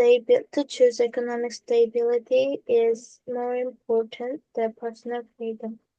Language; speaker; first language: English; non-native, learner; Korean